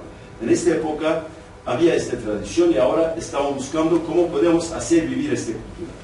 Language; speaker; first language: Spanish; non-native, fluent; Kurdish